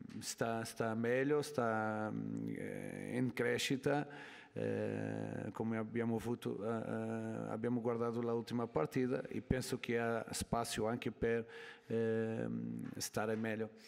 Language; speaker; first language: Italian; non-native, learner; Portuguese